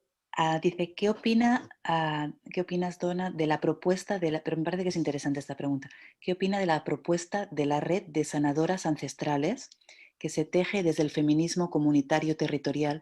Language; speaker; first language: Spanish; native; Spanish